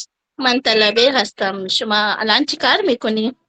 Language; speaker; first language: Persian; non-native, learner; Urdu